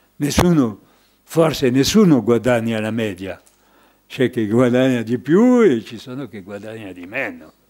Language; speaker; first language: Italian; non-native, fluent; French